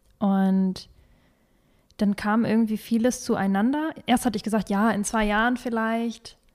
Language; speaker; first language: German; early bilingual, other home language; Russian